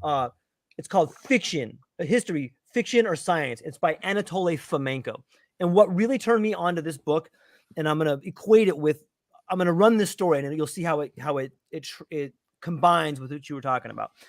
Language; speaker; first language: English; native; English